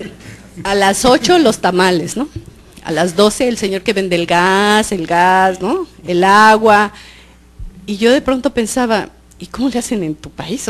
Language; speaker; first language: Spanish; native; Spanish